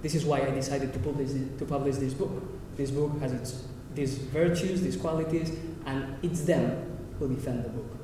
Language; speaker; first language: English; non-native, fluent; Catalan